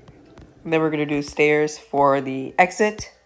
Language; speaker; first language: English; native; English